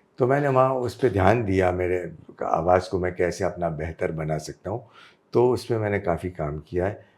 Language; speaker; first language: Hindi; non-native, local second language; Gujarati